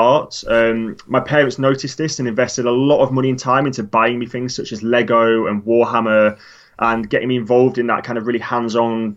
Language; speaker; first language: English; native; English